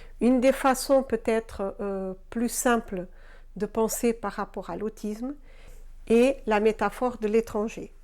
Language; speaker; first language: French; non-native, fluent; Portuguese